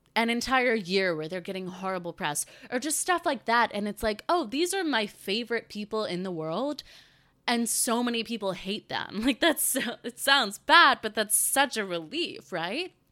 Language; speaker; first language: English; native; English